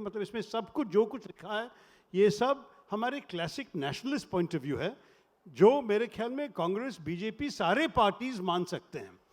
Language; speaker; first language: Hindi; non-native, local second language; Malayalam